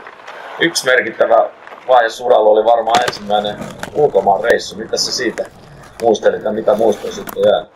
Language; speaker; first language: Finnish; native; Finnish